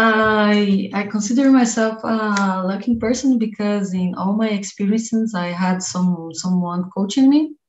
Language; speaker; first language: English; non-native, learner; Portuguese